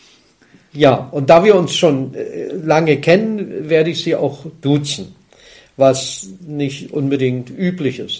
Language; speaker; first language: German; native; German